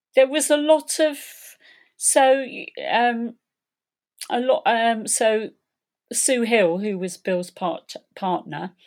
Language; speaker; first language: English; native; English